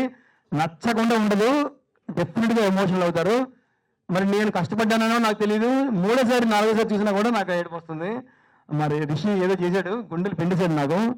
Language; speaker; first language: Telugu; native; Telugu